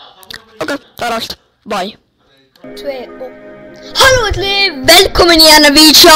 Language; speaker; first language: Icelandic; early bilingual, heritage; Icelandic